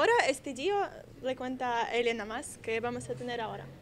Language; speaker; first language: Spanish; non-native, learner; Russian